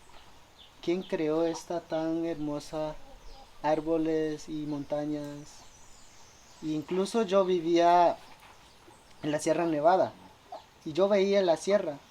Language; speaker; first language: Spanish; non-native, local second language; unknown